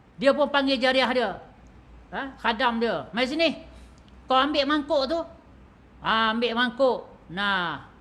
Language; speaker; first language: Malay; native; Malay